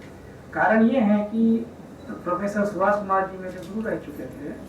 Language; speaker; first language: Hindi; native; Hindi